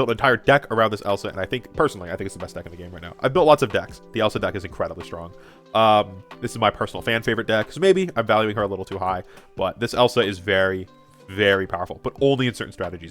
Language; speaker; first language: English; native; English